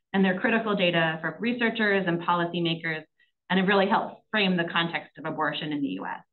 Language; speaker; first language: English; native; English